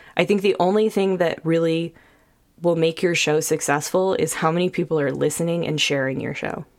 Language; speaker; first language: English; native; English